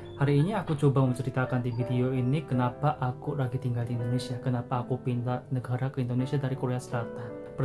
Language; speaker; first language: Indonesian; non-native, fluent; Korean